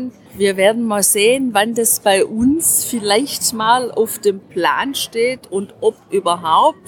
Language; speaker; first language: German; native; German